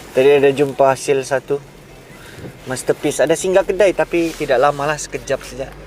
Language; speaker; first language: Malay; native; Malay